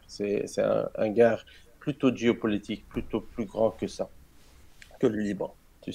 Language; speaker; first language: French; non-native, learner; Arabic